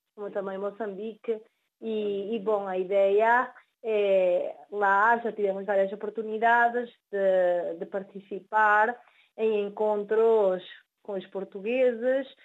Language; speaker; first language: Portuguese; early bilingual, heritage; Spanish